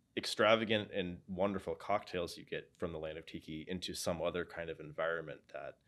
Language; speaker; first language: English; native; English